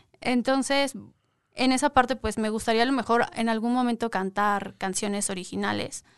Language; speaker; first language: Spanish; native; Spanish